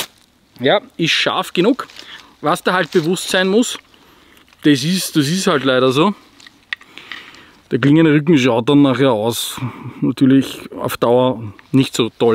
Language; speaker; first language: German; native; German